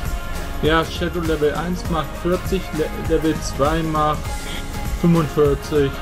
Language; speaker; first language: German; native; German